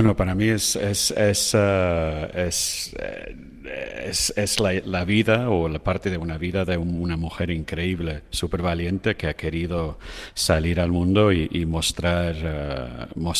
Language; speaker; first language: Spanish; non-native, fluent; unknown